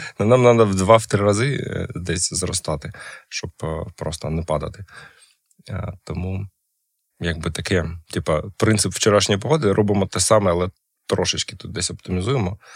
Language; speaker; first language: Ukrainian; non-native, local second language; Russian